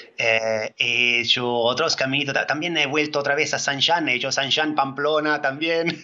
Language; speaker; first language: Spanish; non-native, fluent; Italian